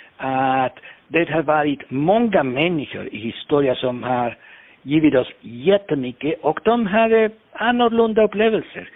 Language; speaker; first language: Swedish; non-native, fluent; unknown